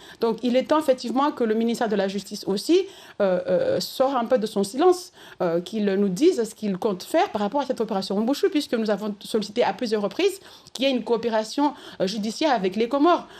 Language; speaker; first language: French; non-native, local second language; Comorian